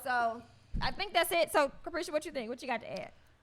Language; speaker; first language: English; native; English